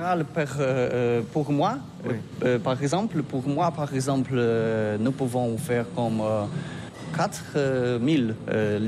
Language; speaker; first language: French; non-native, learner; Polish